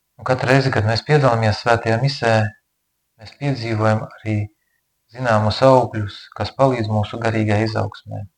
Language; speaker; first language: Latvian; native; Latvian